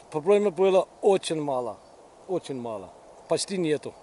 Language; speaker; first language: Russian; non-native, learner; Danish